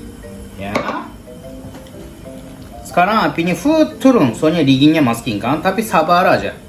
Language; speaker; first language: Indonesian; non-native, learner; Japanese